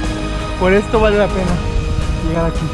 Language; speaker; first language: Spanish; native; Spanish